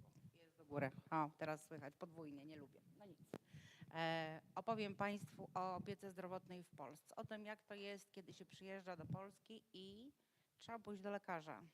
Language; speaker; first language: Polish; native; Polish